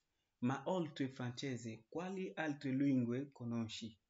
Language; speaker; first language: Italian; non-native, learner; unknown